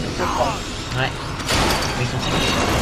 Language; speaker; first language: French; native; French